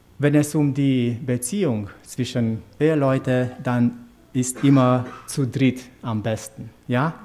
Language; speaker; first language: German; non-native, fluent; Romanian